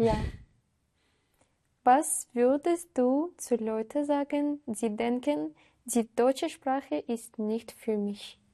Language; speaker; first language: German; non-native, learner; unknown